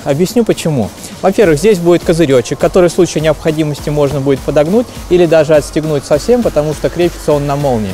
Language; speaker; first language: Russian; native; Russian